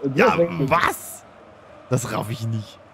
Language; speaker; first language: German; native; German